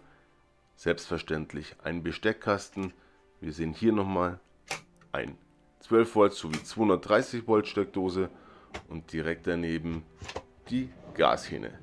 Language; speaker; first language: German; native; German